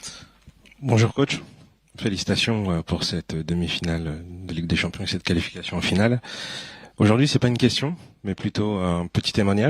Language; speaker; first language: French; native; French